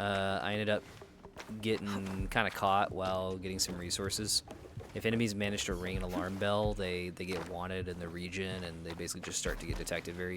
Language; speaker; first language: English; native; English